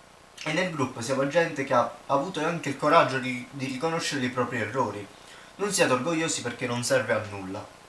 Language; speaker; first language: Italian; native; Italian